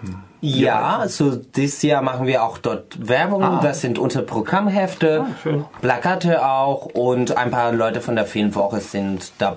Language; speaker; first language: German; non-native, fluent; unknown